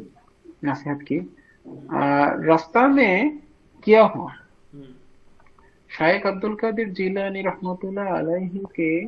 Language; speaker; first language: Hindi; non-native, learner; Bangla